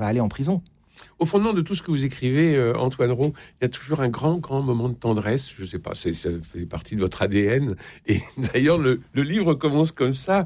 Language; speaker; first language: French; native; French